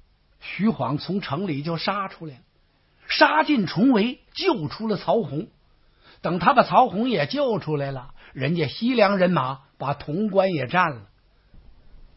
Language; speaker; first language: Chinese; native; Chinese